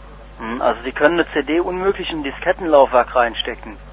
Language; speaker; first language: German; native; German